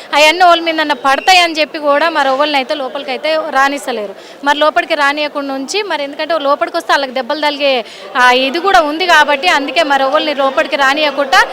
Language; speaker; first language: Telugu; native; Telugu